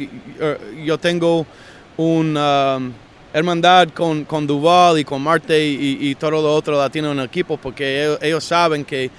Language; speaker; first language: Spanish; non-native, learner; English